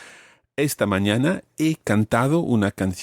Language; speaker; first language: Spanish; non-native, fluent; English